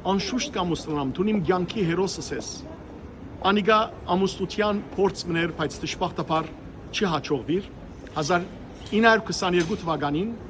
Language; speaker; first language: Armenian; native; Armenian